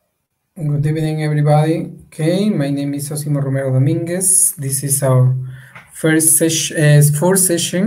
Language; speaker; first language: English; non-native, fluent; Spanish